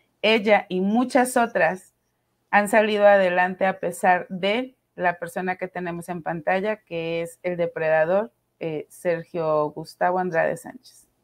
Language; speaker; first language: Spanish; native; Spanish